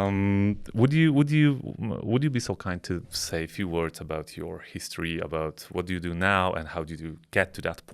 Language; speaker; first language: English; non-native, fluent; Polish